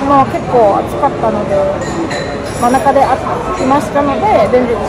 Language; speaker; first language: Japanese; non-native, fluent; German